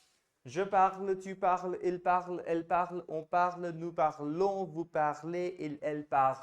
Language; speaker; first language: French; non-native, fluent; Hindi